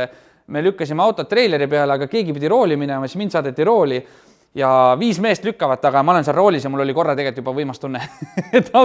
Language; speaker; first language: Estonian; native; Estonian